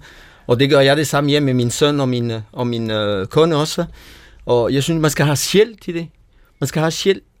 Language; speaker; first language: Danish; non-native, fluent; French